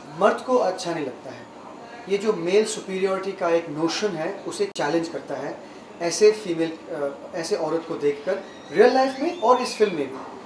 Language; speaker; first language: Hindi; non-native, local second language; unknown